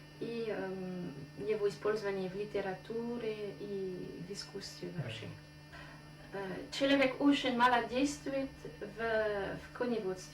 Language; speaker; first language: Russian; non-native, fluent; French